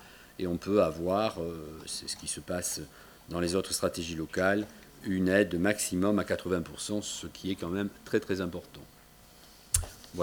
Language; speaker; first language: French; native; French